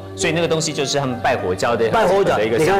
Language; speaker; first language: Chinese; native; Chinese